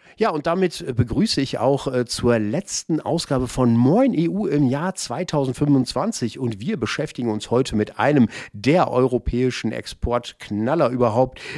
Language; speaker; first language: German; native; German